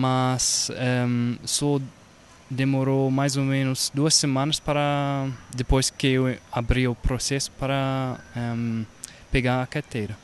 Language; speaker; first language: Portuguese; non-native, fluent; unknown